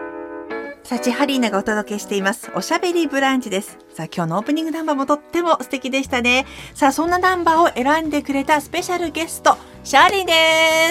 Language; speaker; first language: Japanese; native; Japanese